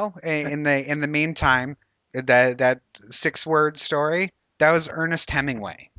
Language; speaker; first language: English; native; English